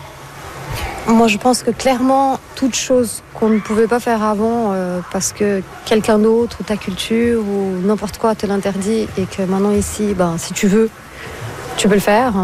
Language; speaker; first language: French; non-native, fluent; Portuguese